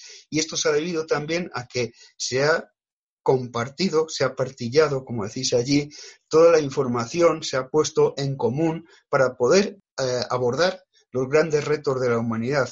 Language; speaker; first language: Spanish; native; Spanish